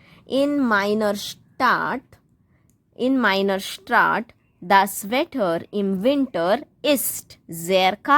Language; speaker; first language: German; non-native, learner; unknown